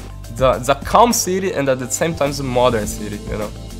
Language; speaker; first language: English; non-native, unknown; Portuguese